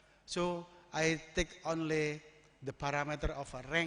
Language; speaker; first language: English; non-native, learner; Indonesian